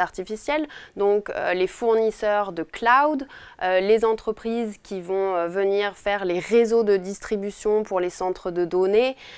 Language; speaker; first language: French; native; French